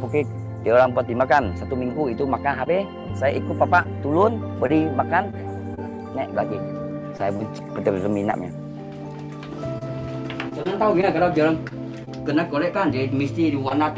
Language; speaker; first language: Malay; non-native, local second language; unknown